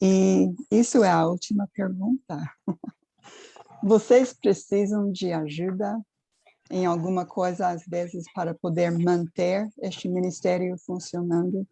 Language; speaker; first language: Portuguese; non-native, fluent; English